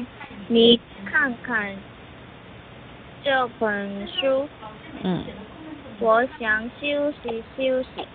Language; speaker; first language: Chinese; non-native, learner; Korean